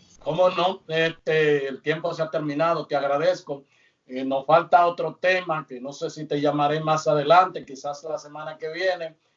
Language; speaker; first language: Spanish; native; Spanish